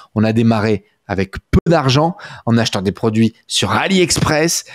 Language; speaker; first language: French; native; French